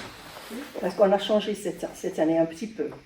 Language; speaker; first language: French; non-native, learner; English